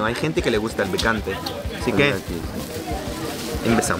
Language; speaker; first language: Spanish; non-native, fluent; Arabic